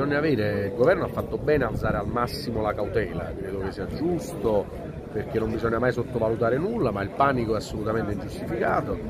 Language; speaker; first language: Italian; native; Italian